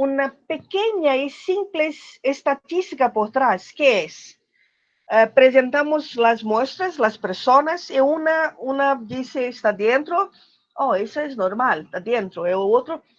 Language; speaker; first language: Spanish; non-native, learner; Portuguese